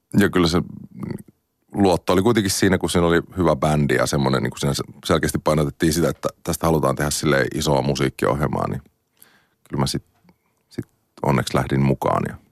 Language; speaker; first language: Finnish; native; Finnish